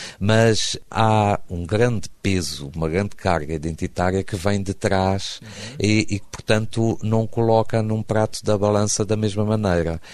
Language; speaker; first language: Portuguese; native; Portuguese